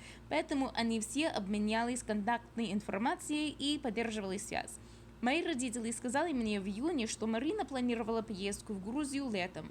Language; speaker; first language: Russian; non-native, fluent; English